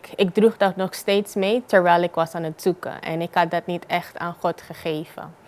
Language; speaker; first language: Dutch; non-native, local second language; Papiamento